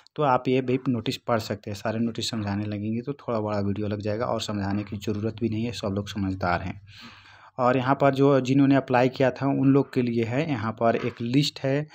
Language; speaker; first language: Hindi; non-native, local second language; Bhojpuri